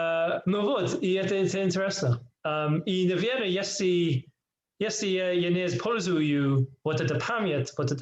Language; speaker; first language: Russian; non-native, learner; English